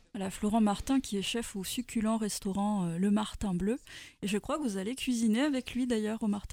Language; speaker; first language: French; native; French